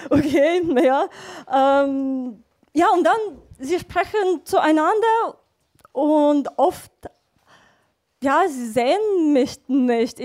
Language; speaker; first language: German; non-native, fluent; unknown